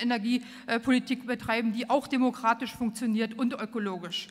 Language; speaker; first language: German; native; German